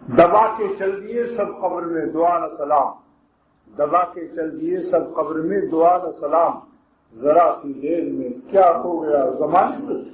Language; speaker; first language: Urdu; native; Urdu